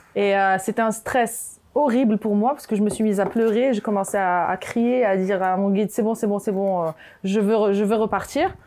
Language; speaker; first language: French; non-native, local second language; Arabic